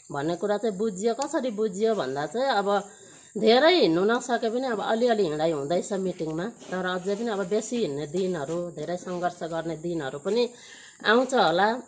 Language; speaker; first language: Nepali; native; Nepali